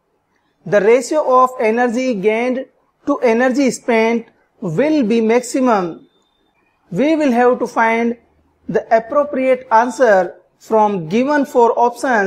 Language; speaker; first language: English; non-native, local second language; Hindi